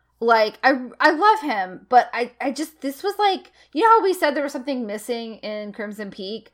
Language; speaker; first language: English; native; English